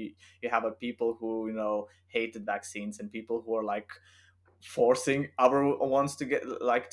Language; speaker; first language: English; non-native, fluent; Lithuanian